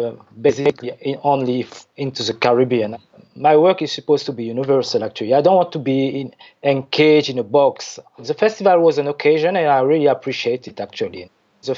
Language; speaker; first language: English; non-native, fluent; French